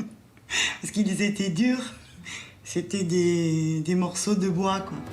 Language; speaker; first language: French; native; French